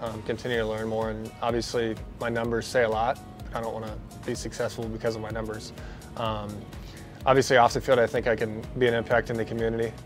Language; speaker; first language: English; native; English